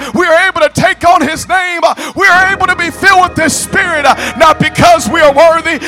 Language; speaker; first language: English; native; English